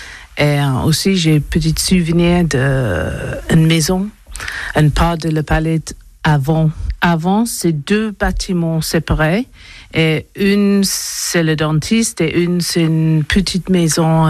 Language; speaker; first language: French; non-native, learner; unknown